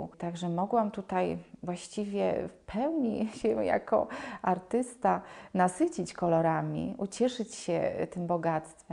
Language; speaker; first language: Polish; native; Polish